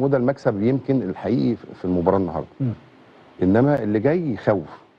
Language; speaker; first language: Arabic; native; Arabic